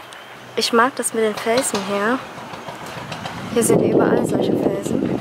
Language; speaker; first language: German; non-native, fluent; Vietnamese